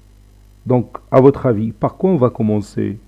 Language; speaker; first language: French; non-native, local second language; Arabic